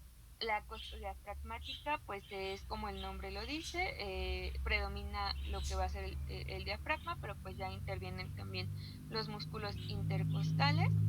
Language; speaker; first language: Spanish; native; Spanish